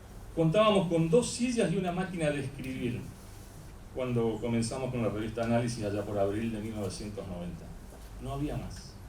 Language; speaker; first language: Spanish; native; Spanish